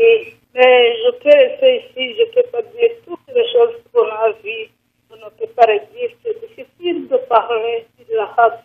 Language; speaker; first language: French; non-native, learner; Rundi